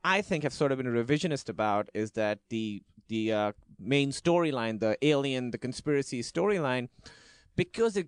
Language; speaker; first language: English; non-native, local second language; Urdu